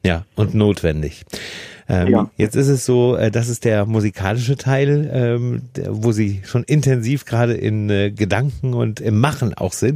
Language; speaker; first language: German; native; German